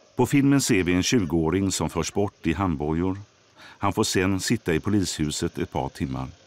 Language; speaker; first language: Swedish; native; Swedish